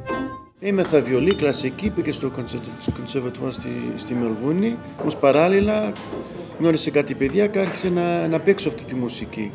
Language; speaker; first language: Greek; early bilingual, heritage; Greek